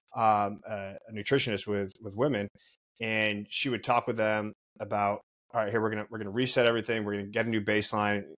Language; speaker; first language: English; native; English